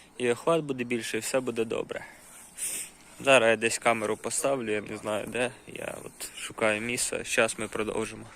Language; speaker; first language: Ukrainian; non-native, local second language; Russian